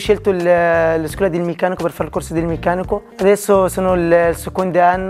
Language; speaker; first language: Italian; non-native, learner; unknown